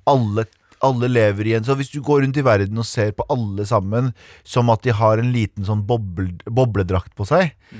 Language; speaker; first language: Norwegian; early bilingual, other home language; Kurdish